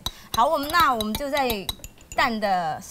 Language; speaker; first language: Chinese; native; Chinese